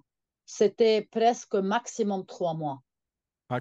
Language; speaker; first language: French; non-native, local second language; Arabic